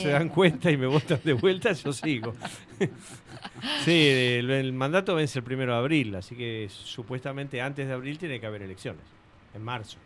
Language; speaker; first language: Spanish; native; Spanish